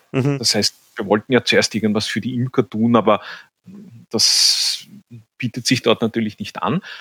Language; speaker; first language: German; native; German